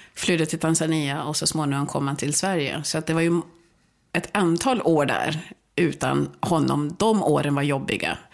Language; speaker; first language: Swedish; early bilingual, other home language; Swahili